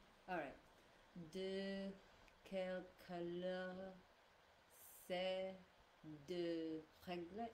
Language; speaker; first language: French; non-native, learner; English